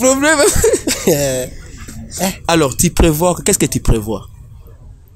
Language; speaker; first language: French; non-native, local second language; Rundi